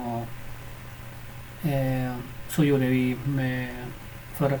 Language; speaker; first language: Swedish; non-native, fluent; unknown